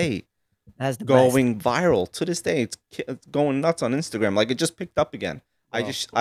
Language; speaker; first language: English; early bilingual, other home language; Italian